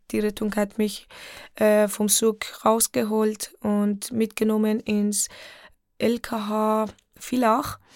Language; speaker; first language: German; non-native, fluent; Persian